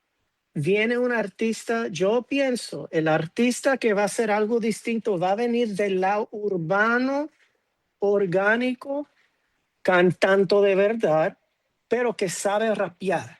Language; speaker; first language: Spanish; non-native, fluent; English